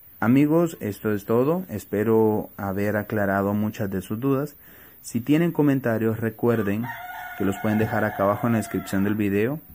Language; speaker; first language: Spanish; native; Spanish